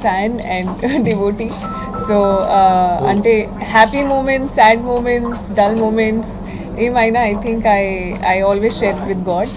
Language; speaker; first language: Telugu; non-native, fluent; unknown